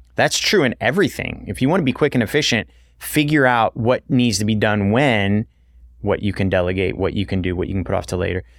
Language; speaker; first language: English; native; English